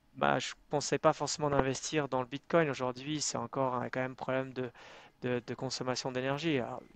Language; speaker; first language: French; native; French